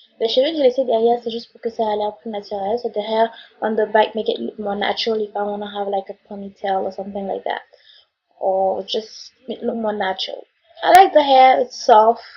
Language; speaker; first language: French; non-native, local second language; Haitian Creole